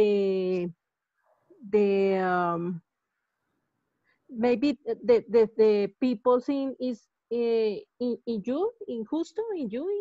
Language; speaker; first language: English; non-native, learner; Spanish